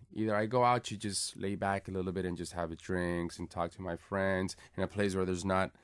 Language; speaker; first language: English; early bilingual, other home language; Spanish